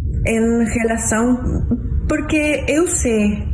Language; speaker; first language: Portuguese; non-native, learner; Spanish